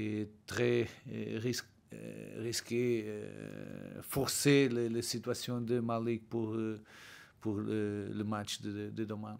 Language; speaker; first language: French; non-native, learner; Portuguese